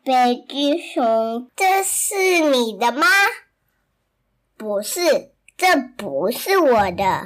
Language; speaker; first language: Chinese; early bilingual, heritage; Chinese